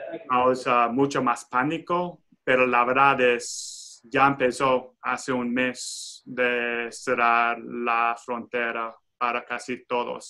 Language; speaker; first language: Spanish; non-native, fluent; English